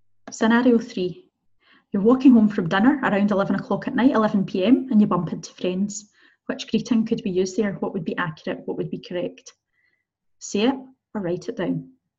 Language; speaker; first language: English; native; English